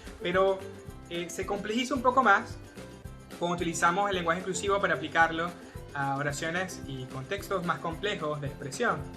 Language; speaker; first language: Spanish; native; Spanish